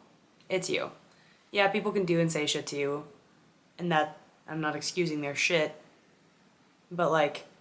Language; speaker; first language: English; native; English